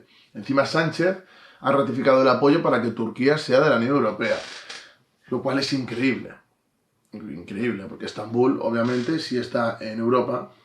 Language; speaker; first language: Spanish; native; Spanish